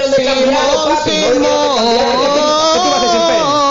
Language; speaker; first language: Spanish; native; Spanish